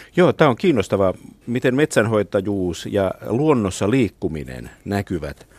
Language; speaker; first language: Finnish; native; Finnish